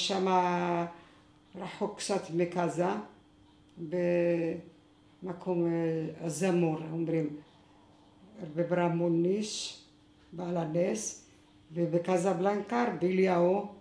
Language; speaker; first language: Hebrew; non-native, fluent; Arabic